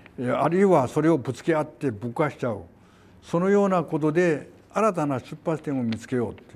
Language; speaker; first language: Japanese; non-native, fluent; Korean